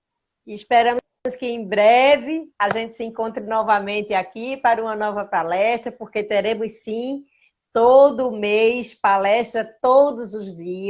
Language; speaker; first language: Portuguese; native; Portuguese